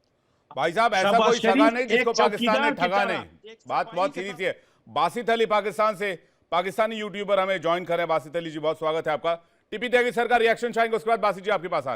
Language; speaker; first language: Hindi; native; Hindi